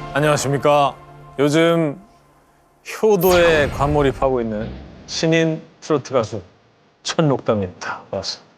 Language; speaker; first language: Korean; native; Korean